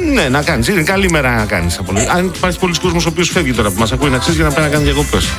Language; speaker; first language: Greek; native; Greek